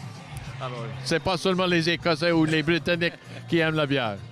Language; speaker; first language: French; non-native, local second language; English